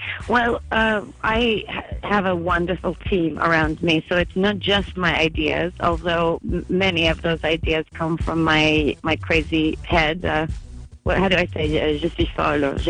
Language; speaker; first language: English; native; English